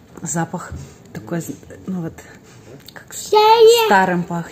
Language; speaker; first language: Russian; native; Russian